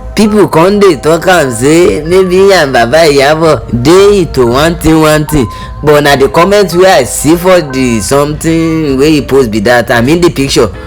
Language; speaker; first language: Nigerian Pidgin; non-native, local second language; Yoruba